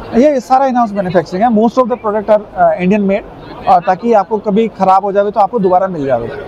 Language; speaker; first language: Hindi; native; Hindi